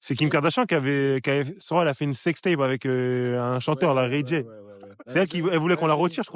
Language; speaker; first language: French; native; French